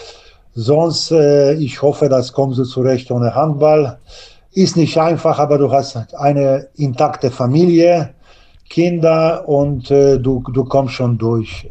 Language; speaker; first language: German; non-native, learner; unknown